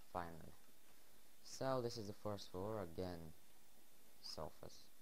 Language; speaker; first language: English; non-native, learner; Bulgarian